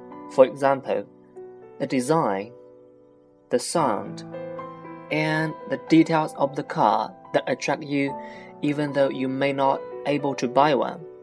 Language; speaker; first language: English; non-native, fluent; Chinese